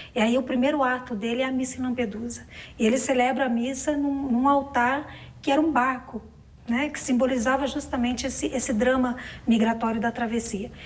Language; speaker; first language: Portuguese; native; Portuguese